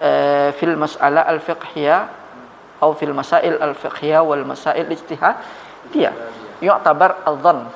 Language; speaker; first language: Arabic; non-native, fluent; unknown